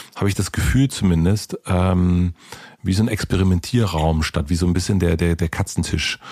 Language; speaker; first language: German; native; German